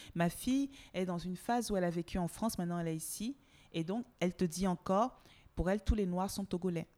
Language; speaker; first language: French; native; French